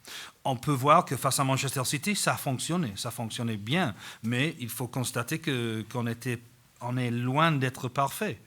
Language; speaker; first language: French; non-native, fluent; English